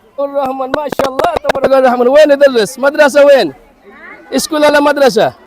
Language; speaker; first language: Arabic; non-native, learner; Bangla